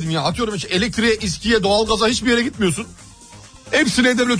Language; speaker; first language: Turkish; native; Turkish